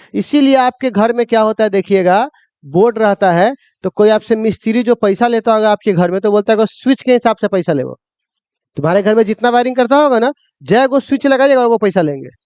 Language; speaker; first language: Hindi; native; Hindi